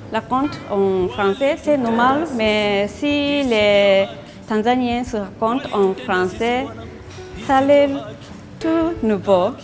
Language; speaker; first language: French; non-native, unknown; Japanese